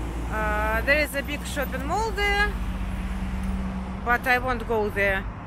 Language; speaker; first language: English; non-native, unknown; Russian